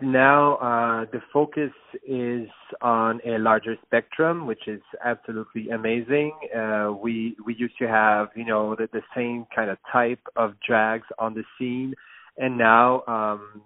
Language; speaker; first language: English; non-native, fluent; French